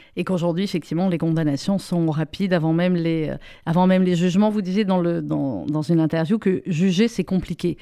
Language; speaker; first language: French; native; French